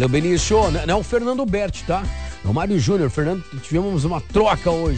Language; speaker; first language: Portuguese; native; Portuguese